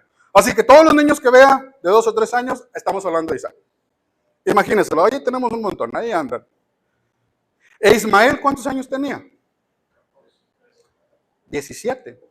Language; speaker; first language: Spanish; native; Spanish